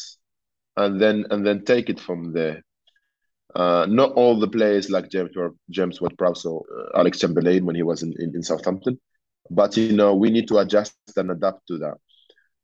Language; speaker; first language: English; non-native, fluent; Arabic